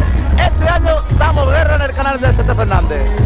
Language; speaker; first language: Spanish; native; Spanish